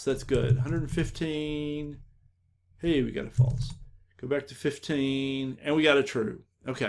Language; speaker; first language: English; native; English